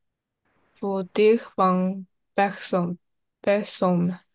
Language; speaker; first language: French; non-native, learner; Chinese